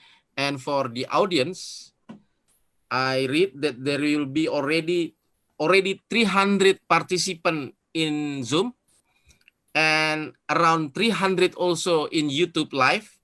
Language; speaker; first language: English; non-native, fluent; Indonesian